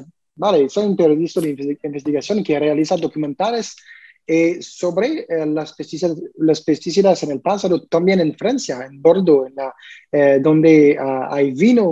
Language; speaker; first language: Spanish; non-native, learner; French